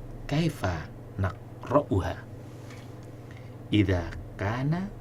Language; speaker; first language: Arabic; non-native, fluent; Indonesian